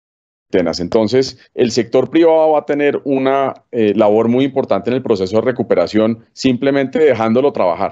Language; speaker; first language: Spanish; native; Spanish